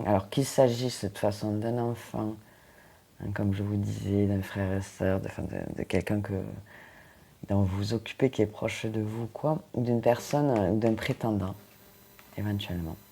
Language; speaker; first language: French; native; French